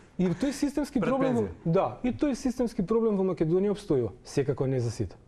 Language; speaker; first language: Macedonian; non-native, local second language; Serbian